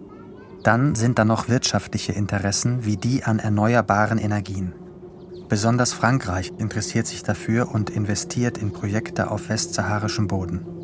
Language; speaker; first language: German; native; German